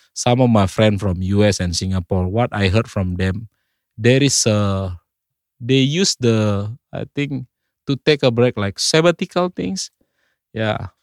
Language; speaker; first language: English; non-native, fluent; Indonesian